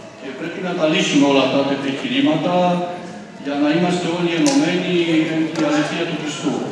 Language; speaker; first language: Greek; non-native, fluent; Romanian